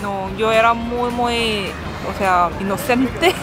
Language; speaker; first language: Spanish; non-native, learner; Korean